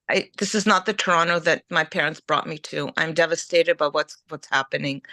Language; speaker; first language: English; early bilingual, other home language; Ukrainian